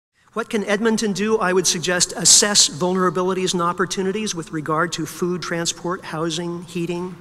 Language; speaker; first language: English; native; English